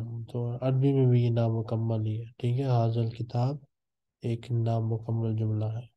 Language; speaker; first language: Urdu; native; Urdu